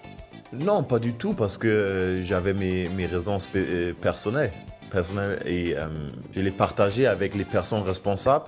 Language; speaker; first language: French; non-native, fluent; German